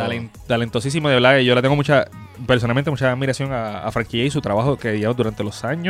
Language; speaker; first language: Spanish; native; Spanish